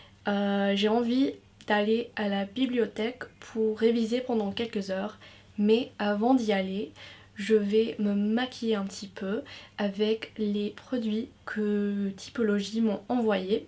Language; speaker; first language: French; non-native, fluent; English